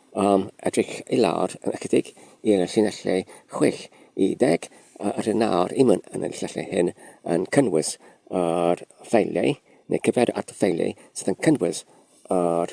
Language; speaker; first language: Welsh; non-native, learner; Polish